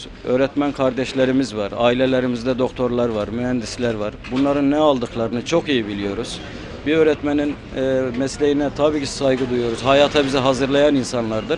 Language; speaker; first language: Turkish; native; Turkish